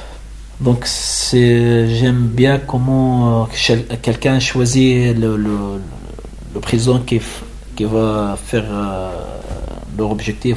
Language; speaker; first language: French; non-native, learner; Arabic